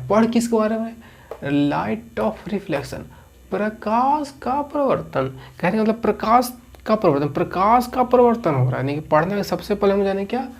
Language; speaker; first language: Hindi; native; Hindi